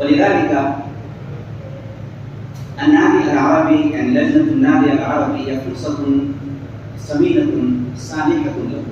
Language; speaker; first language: Arabic; non-native, fluent; Urdu